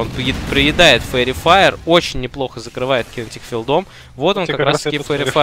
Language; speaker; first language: Russian; native; Russian